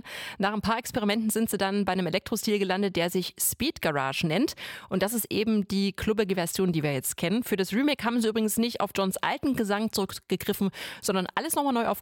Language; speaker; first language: German; native; German